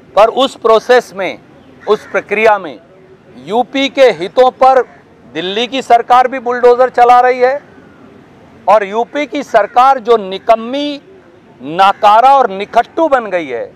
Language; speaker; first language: Hindi; native; Hindi